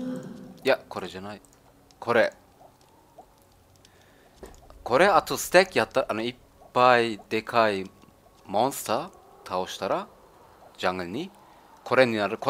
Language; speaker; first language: Japanese; non-native, learner; German